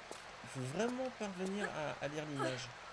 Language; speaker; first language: French; native; French